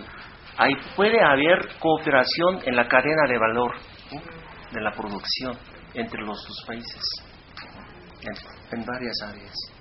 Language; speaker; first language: Spanish; non-native, fluent; Korean